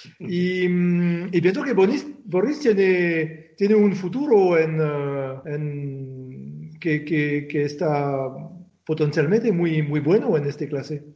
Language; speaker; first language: Spanish; non-native, fluent; French